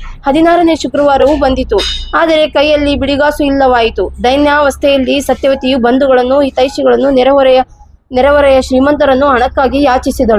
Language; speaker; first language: Kannada; native; Kannada